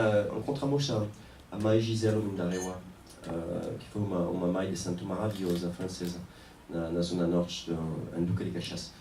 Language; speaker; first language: Portuguese; non-native, fluent; French